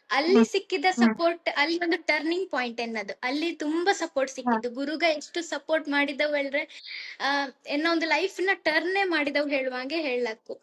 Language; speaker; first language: Kannada; native; Kannada